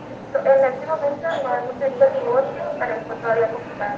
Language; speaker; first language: Spanish; native; Spanish